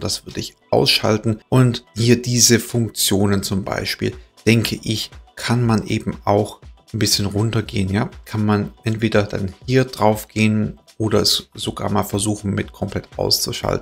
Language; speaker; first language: German; native; German